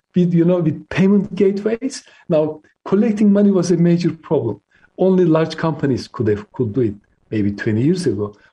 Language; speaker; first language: English; non-native, fluent; Turkish